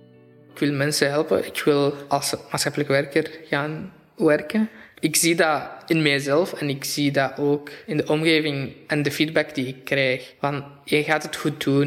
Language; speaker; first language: Dutch; non-native, fluent; Arabic